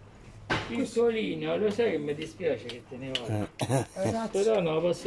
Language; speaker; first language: Italian; native; Italian